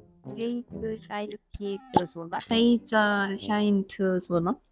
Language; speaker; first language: German; non-native, learner; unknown